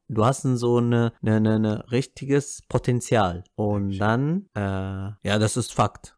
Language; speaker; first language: German; non-native, fluent; Arabic